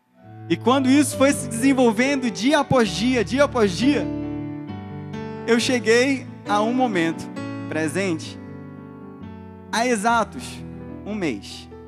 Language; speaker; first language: Portuguese; native; Portuguese